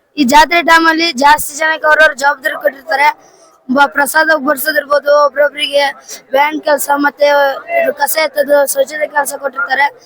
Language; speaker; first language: Kannada; native; Kannada